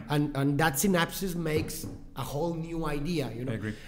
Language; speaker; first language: English; non-native, fluent; Spanish